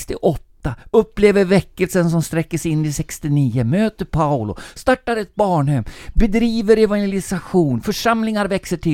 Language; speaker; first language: Swedish; native; Swedish